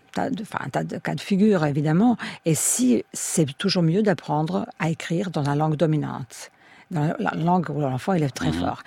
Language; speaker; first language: French; non-native, fluent; Serbian